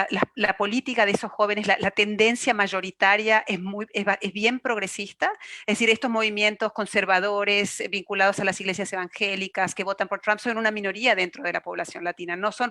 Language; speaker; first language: Spanish; native; Spanish